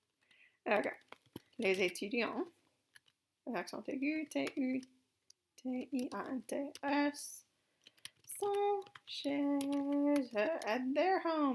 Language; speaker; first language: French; non-native, fluent; English